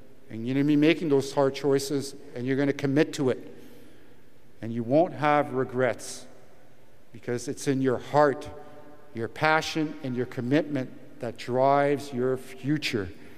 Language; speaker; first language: English; early bilingual, other home language; French